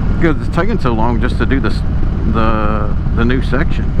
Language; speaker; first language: English; native; English